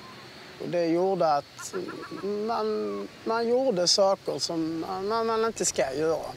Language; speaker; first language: Swedish; early bilingual, other home language; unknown